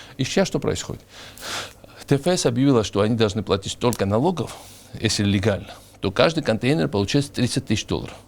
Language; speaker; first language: Russian; non-native, local second language; Georgian